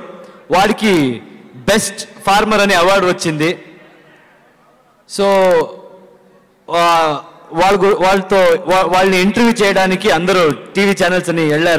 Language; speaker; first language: Telugu; non-native, learner; Kannada